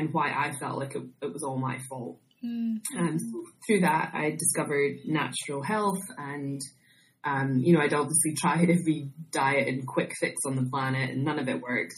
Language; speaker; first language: English; native; English